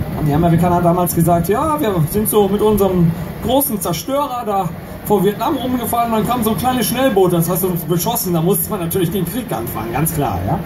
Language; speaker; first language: German; native; German